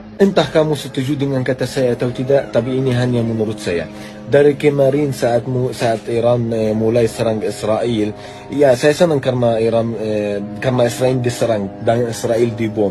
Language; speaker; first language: Indonesian; non-native, fluent; Arabic